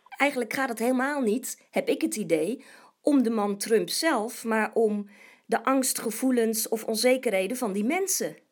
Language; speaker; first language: Dutch; native; Dutch